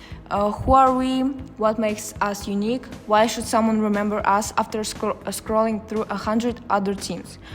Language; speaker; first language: English; non-native, fluent; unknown